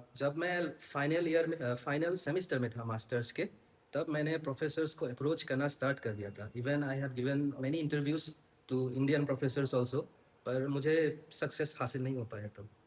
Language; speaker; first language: Hindi; non-native, local second language; Assamese